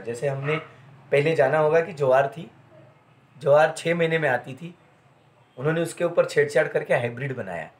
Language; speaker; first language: Hindi; non-native, local second language; Marathi